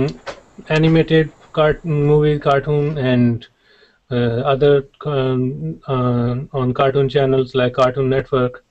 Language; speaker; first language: English; non-native, learner; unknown